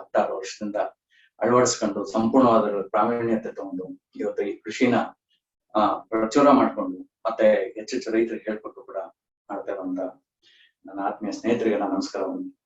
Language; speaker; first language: Kannada; native; Kannada